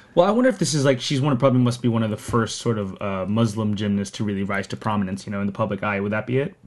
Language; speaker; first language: English; native; English